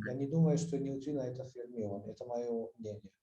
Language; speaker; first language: Russian; non-native, fluent; Hungarian